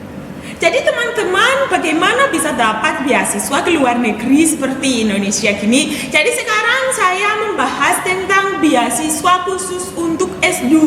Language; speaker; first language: Indonesian; non-native, fluent; English